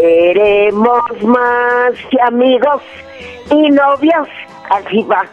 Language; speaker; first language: Spanish; native; Spanish